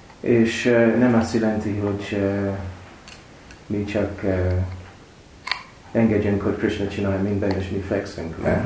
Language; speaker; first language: Hungarian; non-native, learner; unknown